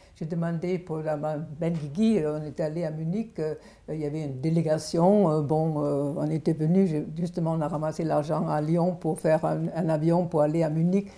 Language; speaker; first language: French; non-native, fluent; German